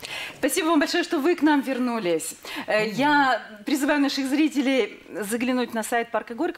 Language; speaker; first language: Russian; native; Russian